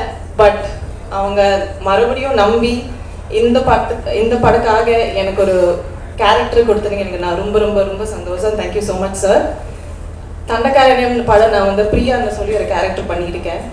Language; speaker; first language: Tamil; non-native, fluent; Malayalam